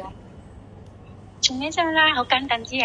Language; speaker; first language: Cantonese; non-native, learner; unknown